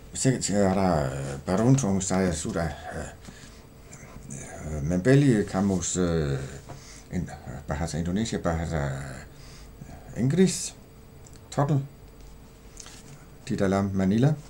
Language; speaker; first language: Indonesian; non-native, learner; Danish